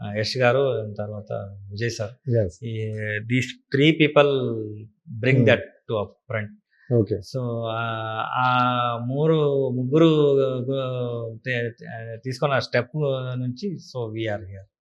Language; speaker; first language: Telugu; non-native, learner; Kannada